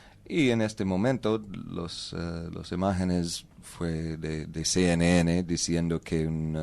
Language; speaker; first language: Spanish; non-native, learner; English